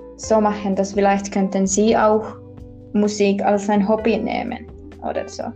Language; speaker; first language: German; non-native, learner; Finnish